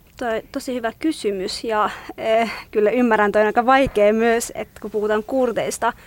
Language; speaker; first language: Finnish; non-native, fluent; Kurdish